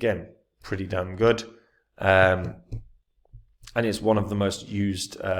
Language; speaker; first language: English; native; English